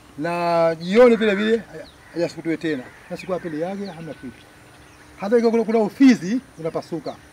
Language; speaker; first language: Swahili; native; Swahili